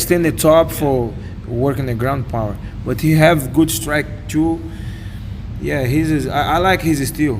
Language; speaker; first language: English; non-native, learner; Portuguese